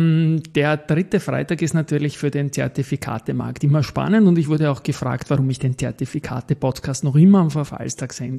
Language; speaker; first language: German; native; German